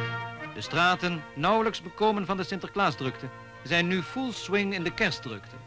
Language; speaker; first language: Dutch; native; Dutch